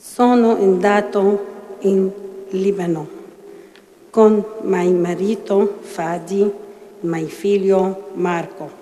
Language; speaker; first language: Italian; non-native, learner; Arabic